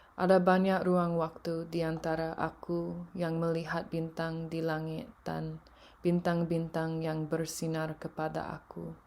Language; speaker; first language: Indonesian; early bilingual, heritage; English